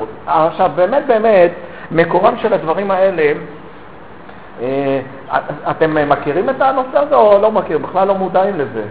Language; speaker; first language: Hebrew; native; Hebrew